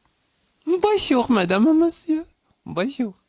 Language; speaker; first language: French; non-native, learner; German